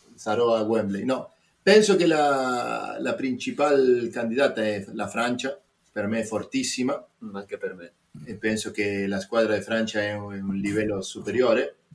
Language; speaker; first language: Italian; non-native, learner; Spanish